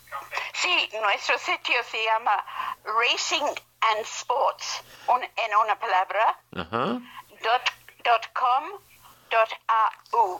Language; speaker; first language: Spanish; non-native, fluent; English